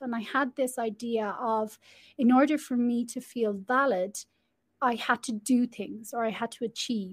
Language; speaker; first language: English; native; English